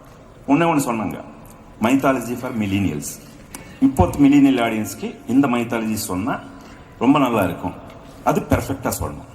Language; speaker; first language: Tamil; non-native, fluent; Telugu